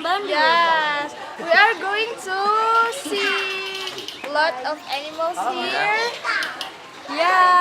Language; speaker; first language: English; non-native, learner; Indonesian